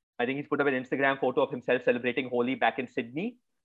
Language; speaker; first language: English; non-native, local second language; Hindi